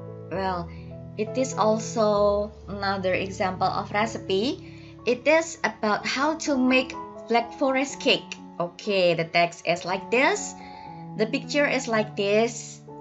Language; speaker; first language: English; non-native, fluent; Indonesian